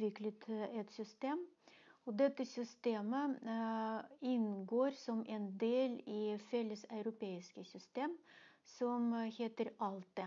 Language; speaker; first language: Norwegian; non-native, fluent; Russian